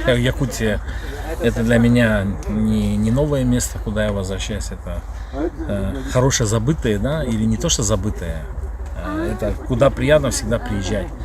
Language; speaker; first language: Russian; native; Russian